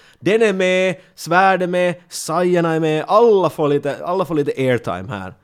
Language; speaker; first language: Swedish; native; Swedish